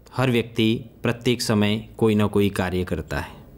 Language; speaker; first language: Hindi; non-native, local second language; Gujarati